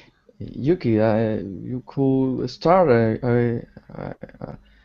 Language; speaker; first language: English; non-native, learner; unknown